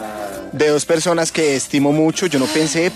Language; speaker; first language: Spanish; native; Spanish